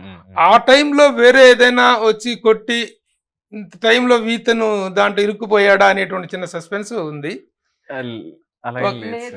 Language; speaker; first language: Telugu; native; Telugu